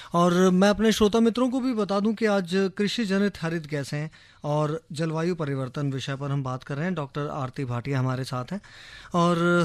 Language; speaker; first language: Hindi; native; Hindi